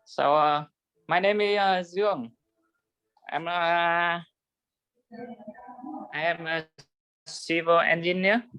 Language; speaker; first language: English; non-native, learner; Vietnamese